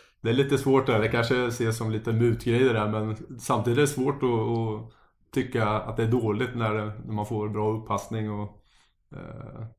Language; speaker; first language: Swedish; native; Swedish